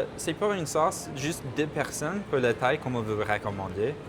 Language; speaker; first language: French; non-native, learner; English